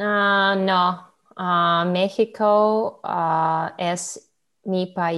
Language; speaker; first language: Spanish; non-native, learner; Russian